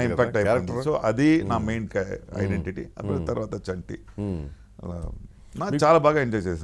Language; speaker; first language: Telugu; non-native, learner; Tamil